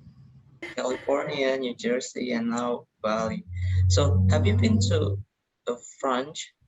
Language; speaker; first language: English; non-native, learner; Indonesian